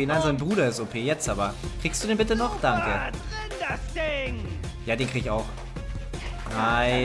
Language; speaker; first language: German; native; German